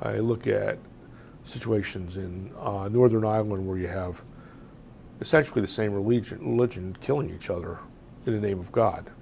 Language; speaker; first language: English; native; English